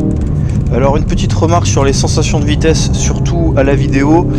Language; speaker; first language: French; native; French